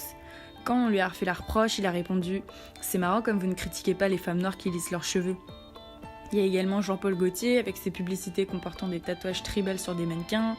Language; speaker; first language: French; native; French